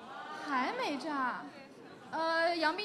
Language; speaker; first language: Chinese; native; Chinese